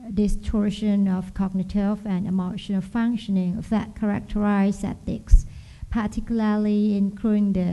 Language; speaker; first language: English; non-native, learner; Thai